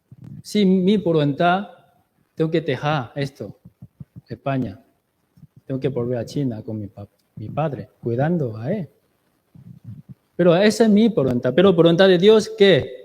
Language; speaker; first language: Spanish; non-native, learner; Chinese